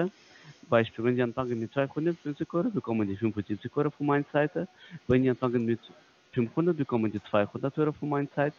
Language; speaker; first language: German; non-native, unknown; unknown